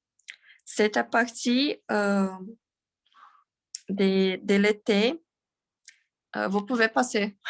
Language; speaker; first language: French; non-native, learner; Portuguese